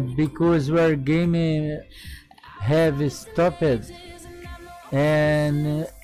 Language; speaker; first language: English; non-native, learner; Portuguese